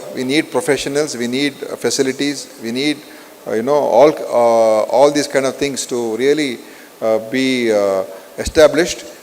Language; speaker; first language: English; non-native, local second language; Kannada